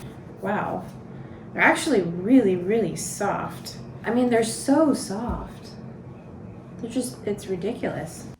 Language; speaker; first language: English; native; English